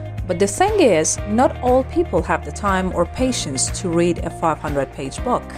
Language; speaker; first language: English; non-native, fluent; Persian